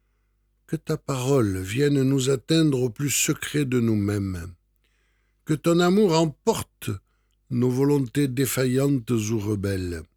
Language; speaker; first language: French; native; French